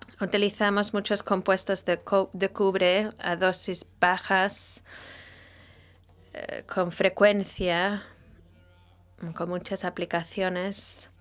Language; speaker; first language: Spanish; non-native, fluent; Italian